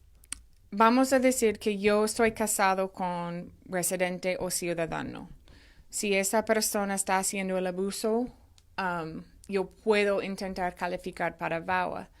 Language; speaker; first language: Spanish; non-native, fluent; English